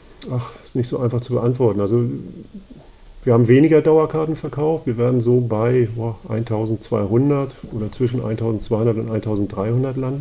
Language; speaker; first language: German; native; German